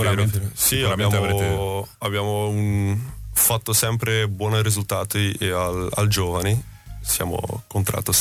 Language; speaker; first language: Italian; non-native, learner; Dutch